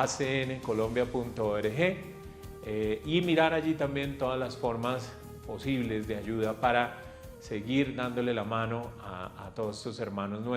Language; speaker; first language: Spanish; native; Spanish